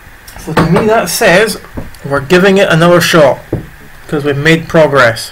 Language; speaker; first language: English; native; English